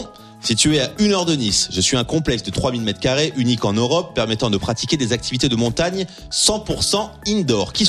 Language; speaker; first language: French; native; French